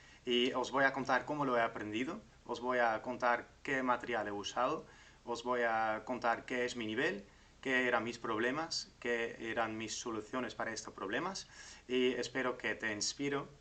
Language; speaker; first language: Spanish; non-native, fluent; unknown